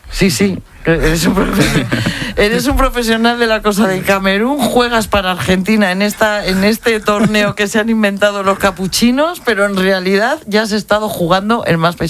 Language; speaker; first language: Spanish; native; Spanish